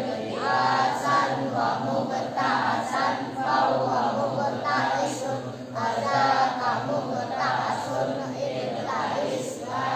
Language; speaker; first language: Arabic; non-native, learner; Indonesian